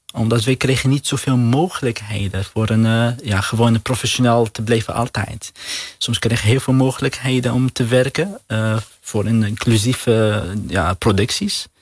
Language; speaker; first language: Dutch; non-native, learner; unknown